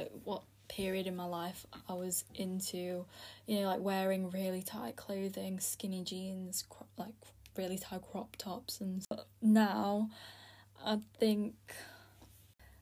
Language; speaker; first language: English; early bilingual, other home language; Filipino